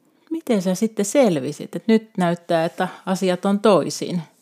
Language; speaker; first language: Finnish; native; Finnish